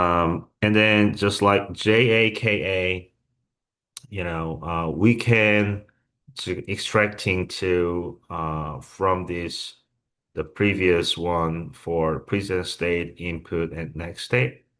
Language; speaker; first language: English; non-native, fluent; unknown